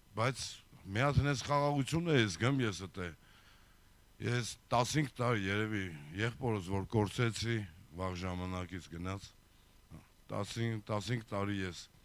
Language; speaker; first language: Armenian; native; Armenian